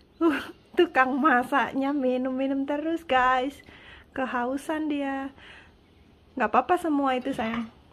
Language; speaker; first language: Indonesian; native; Indonesian